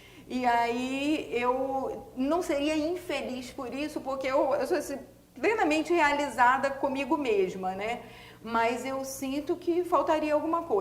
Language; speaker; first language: Portuguese; native; Portuguese